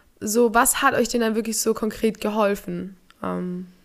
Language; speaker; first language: German; native; German